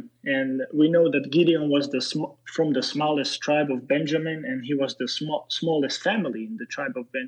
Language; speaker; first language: English; non-native, fluent; Serbian